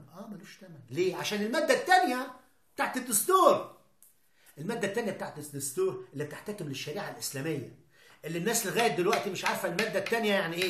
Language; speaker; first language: Arabic; native; Arabic